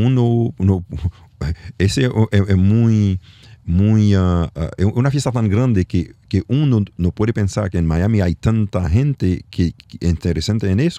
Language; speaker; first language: Spanish; non-native, learner; French